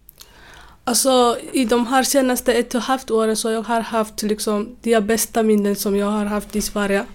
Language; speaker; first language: Swedish; non-native, fluent; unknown